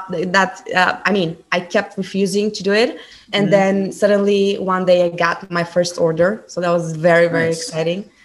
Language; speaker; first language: English; non-native, fluent; Bulgarian